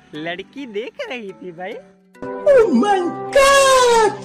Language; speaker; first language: Hindi; non-native, local second language; Gujarati